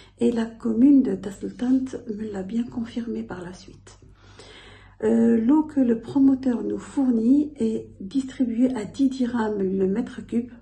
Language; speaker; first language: French; non-native, local second language; Arabic